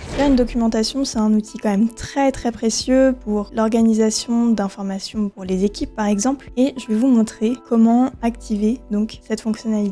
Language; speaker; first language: French; native; French